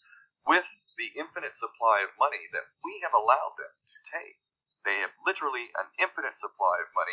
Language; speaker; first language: English; native; English